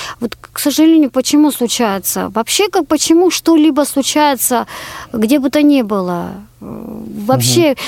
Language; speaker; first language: Russian; non-native, local second language; Georgian